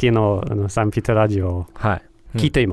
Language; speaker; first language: Japanese; non-native, learner; Danish